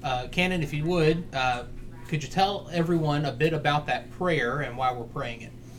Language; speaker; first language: English; native; English